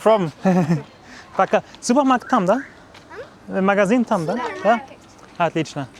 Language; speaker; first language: Russian; non-native, learner; German